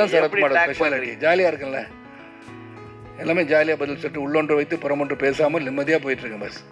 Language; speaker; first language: Tamil; native; Tamil